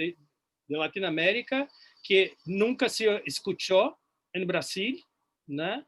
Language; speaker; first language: Spanish; non-native, fluent; Portuguese